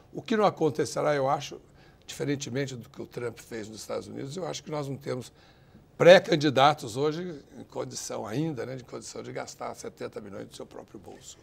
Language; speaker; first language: Portuguese; native; Portuguese